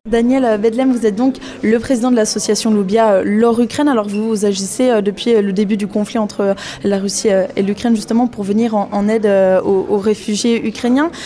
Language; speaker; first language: French; native; French